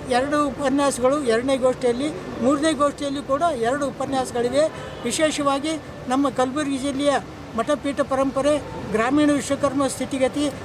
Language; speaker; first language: Kannada; native; Kannada